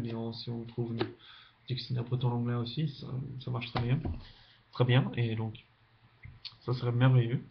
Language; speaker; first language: French; non-native, fluent; Dutch